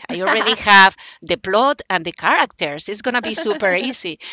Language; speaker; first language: English; non-native, fluent; Spanish